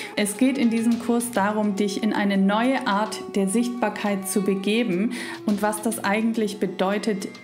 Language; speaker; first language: German; native; German